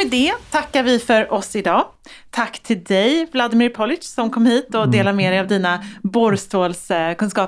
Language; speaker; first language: Swedish; native; Swedish